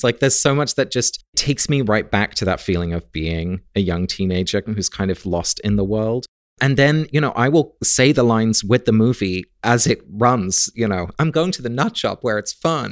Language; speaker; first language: English; native; English